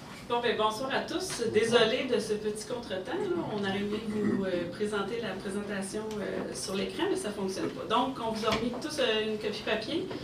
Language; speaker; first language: French; native; French